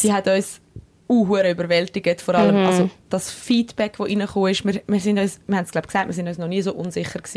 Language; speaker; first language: German; native; German